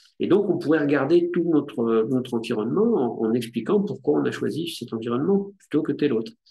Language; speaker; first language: French; native; French